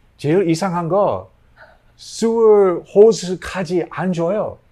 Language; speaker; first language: Korean; non-native, learner; English